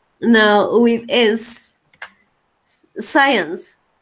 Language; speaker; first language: English; non-native, learner; Spanish